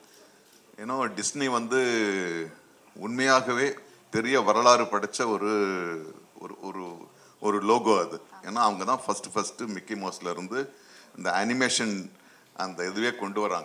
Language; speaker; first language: Tamil; native; Tamil